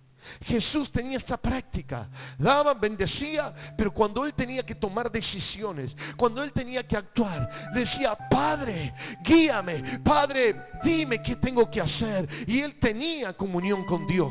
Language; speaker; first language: Spanish; native; Spanish